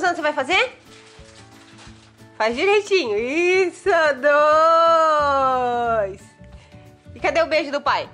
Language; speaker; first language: Portuguese; native; Portuguese